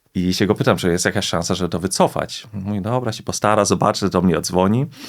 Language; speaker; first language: Polish; early bilingual, heritage; Polish